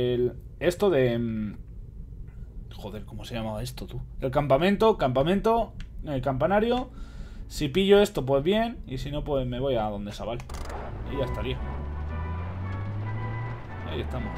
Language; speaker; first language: Spanish; native; Spanish